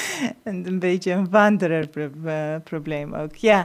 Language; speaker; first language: Dutch; non-native, fluent; Georgian